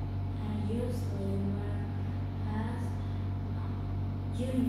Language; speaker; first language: English; non-native, learner; Vietnamese